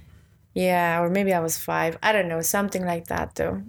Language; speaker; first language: English; non-native, fluent; Swiss German